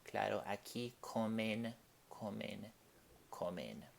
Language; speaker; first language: Spanish; non-native, fluent; English